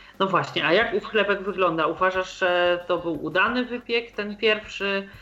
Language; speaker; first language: Polish; native; Polish